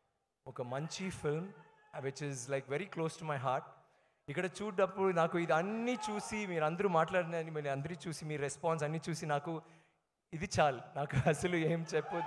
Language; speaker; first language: Telugu; non-native, learner; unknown